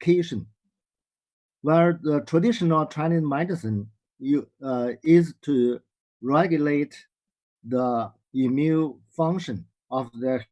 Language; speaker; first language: English; non-native, learner; Chinese